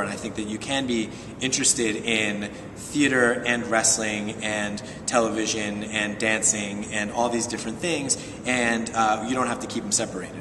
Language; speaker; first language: English; native; English